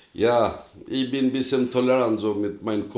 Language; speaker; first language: German; non-native, learner; Albanian